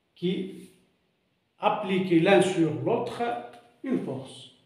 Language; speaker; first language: French; non-native, local second language; Arabic